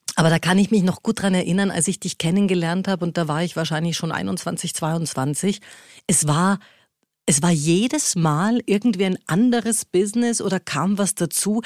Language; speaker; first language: German; native; German